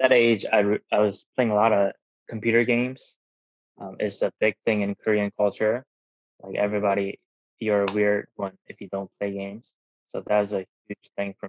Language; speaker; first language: English; non-native, fluent; Korean